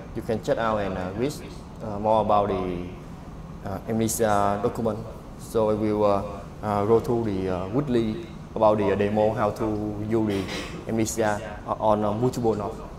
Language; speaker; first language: English; non-native, learner; Vietnamese